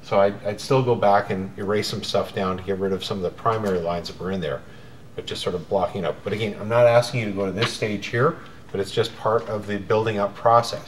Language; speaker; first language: English; native; English